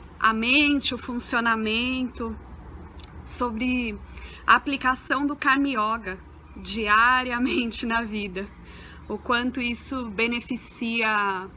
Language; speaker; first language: Portuguese; native; Portuguese